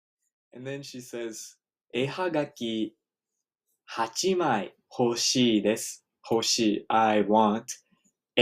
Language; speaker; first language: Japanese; non-native, fluent; English